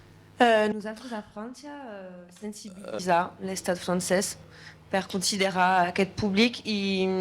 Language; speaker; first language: Catalan; non-native, local second language; French